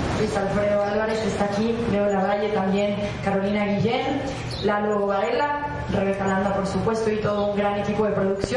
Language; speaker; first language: Spanish; native; Spanish